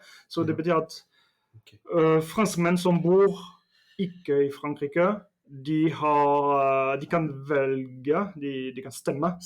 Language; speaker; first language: Norwegian; non-native, fluent; French